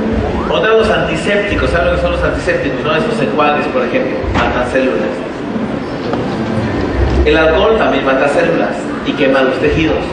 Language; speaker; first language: Spanish; native; Spanish